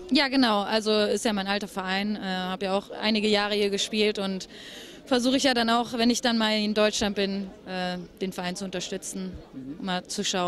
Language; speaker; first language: German; native; German